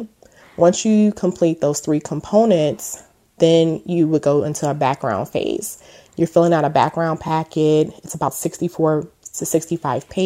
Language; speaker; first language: English; native; English